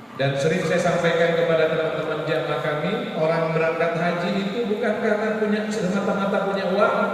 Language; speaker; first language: Indonesian; non-native, local second language; Madurese